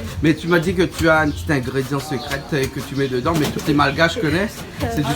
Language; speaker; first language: French; native; French